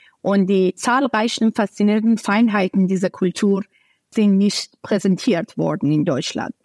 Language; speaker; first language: German; non-native, fluent; Persian